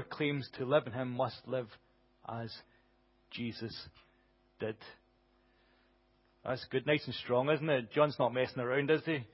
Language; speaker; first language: English; native; English